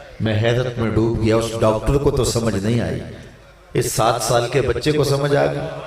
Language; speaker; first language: Urdu; non-native, local second language; Punjabi